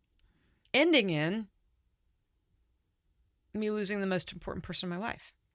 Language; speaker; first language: English; native; English